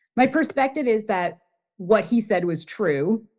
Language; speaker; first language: English; native; English